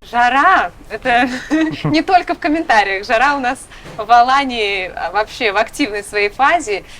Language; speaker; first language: Russian; native; Russian